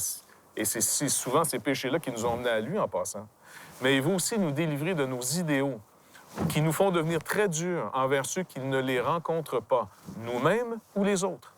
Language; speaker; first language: French; native; French